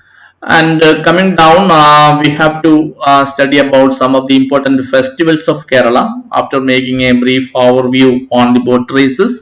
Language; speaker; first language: English; non-native, local second language; Malayalam